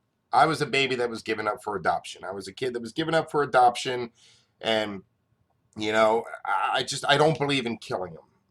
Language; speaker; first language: English; native; English